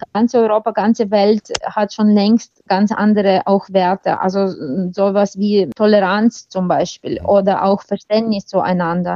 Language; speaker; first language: German; non-native, fluent; Ukrainian